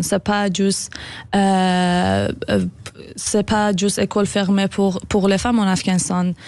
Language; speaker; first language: French; non-native, learner; Persian